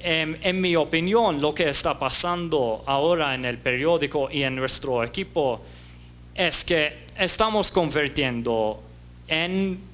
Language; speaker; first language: Spanish; non-native, fluent; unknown